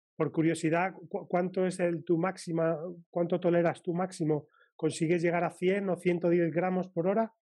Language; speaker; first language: Spanish; native; Spanish